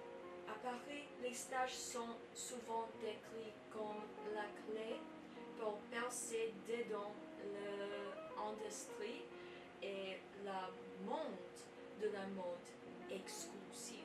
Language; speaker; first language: French; non-native, learner; English